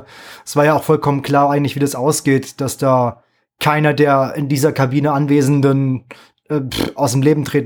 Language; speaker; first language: German; native; German